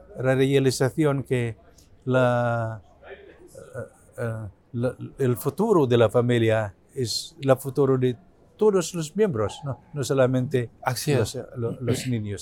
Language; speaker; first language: Spanish; non-native, learner; Cebuano